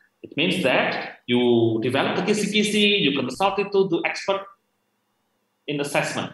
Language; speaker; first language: English; non-native, fluent; Indonesian